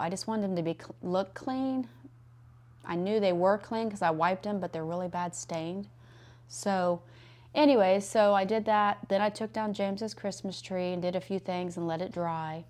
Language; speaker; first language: English; native; English